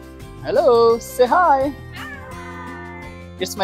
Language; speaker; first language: English; non-native, learner; Bangla